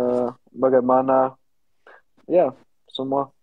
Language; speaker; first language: Indonesian; non-native, learner; Dutch